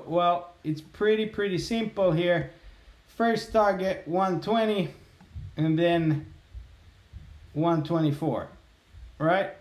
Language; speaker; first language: English; native; English